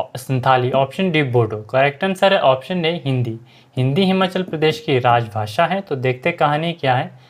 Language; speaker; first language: Hindi; native; Hindi